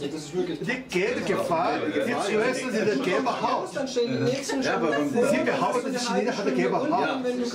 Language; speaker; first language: German; non-native, fluent; Chinese